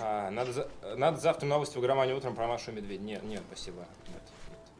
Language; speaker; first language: Russian; native; Russian